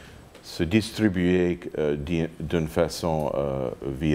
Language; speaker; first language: French; non-native, fluent; English